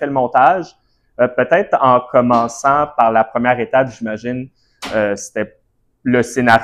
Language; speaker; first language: French; native; French